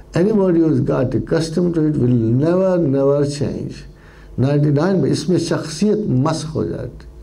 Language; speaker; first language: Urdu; non-native, local second language; Punjabi